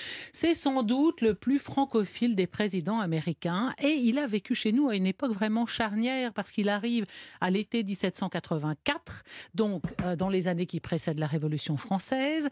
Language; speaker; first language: French; native; French